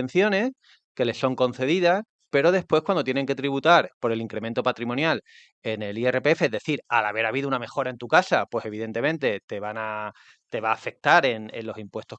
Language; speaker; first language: Spanish; native; Spanish